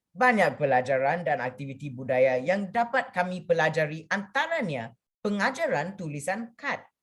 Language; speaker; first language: Malay; non-native, local second language; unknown